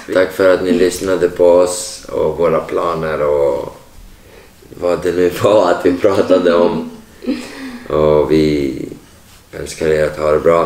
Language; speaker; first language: Swedish; non-native, learner; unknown